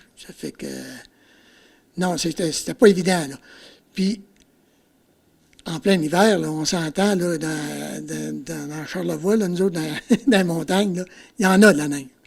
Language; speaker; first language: French; native; French